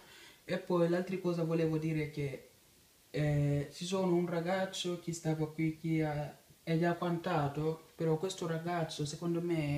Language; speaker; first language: Italian; non-native, learner; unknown